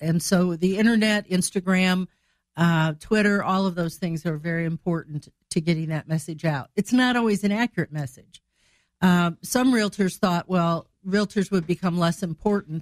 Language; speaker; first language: English; native; English